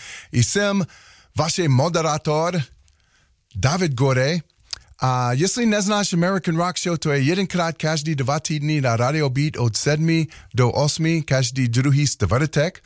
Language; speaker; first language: Czech; non-native, learner; English